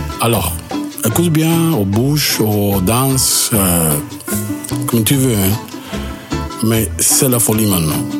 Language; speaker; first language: French; non-native, fluent; Spanish